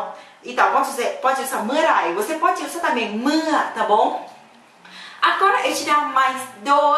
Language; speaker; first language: Portuguese; non-native, fluent; Thai